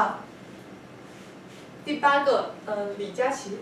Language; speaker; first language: Chinese; non-native, fluent; English